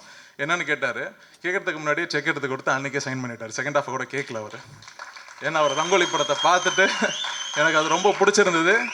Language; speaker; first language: Tamil; native; Tamil